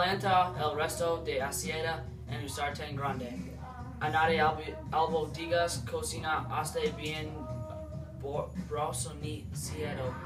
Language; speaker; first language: Spanish; non-native, learner; English